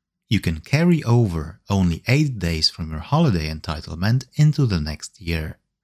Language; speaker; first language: English; non-native, fluent; Polish